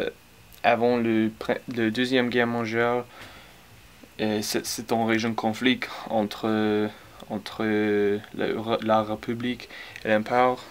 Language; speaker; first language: French; non-native, learner; English